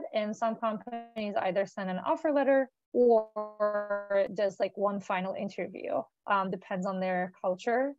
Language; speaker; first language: English; non-native, fluent; Turkish